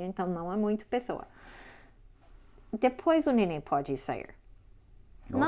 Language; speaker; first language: Portuguese; non-native, learner; English